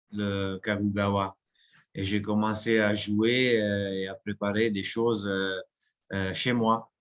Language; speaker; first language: French; non-native, fluent; Italian